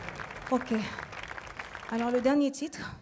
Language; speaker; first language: French; native; French